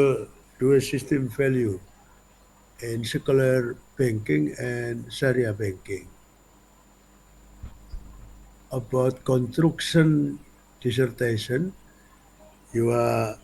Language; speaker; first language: English; non-native, learner; Indonesian